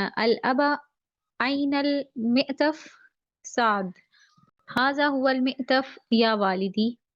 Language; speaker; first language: Urdu; native; Urdu